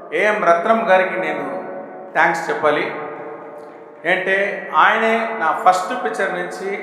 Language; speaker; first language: Telugu; non-native, learner; Tamil